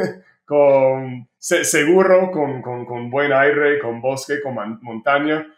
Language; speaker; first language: Spanish; non-native, fluent; English